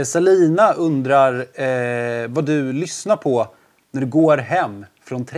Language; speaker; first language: Swedish; native; Swedish